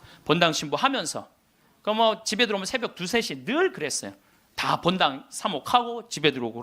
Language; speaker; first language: Korean; native; Korean